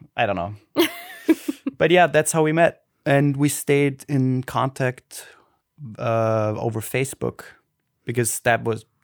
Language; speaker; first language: English; non-native, fluent; German